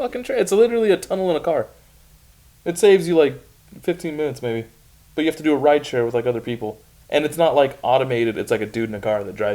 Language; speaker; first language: English; native; English